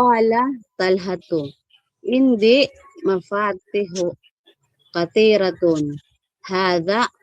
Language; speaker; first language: Arabic; non-native, learner; Filipino